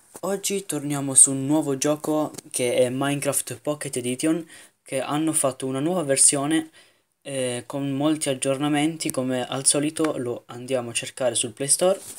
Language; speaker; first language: Italian; native; Italian